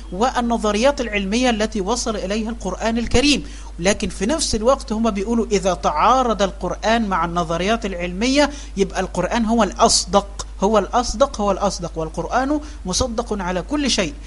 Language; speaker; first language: Arabic; native; Arabic